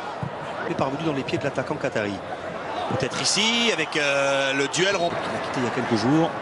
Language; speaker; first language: French; native; French